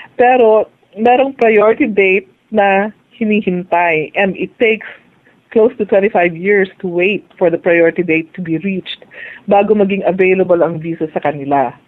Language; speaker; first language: Filipino; non-native, local second language; Iloko